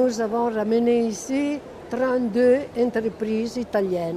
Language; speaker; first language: French; non-native, fluent; Italian